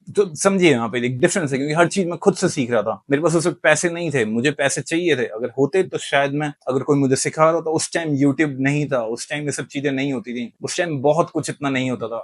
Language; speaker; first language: Hindi; native; Hindi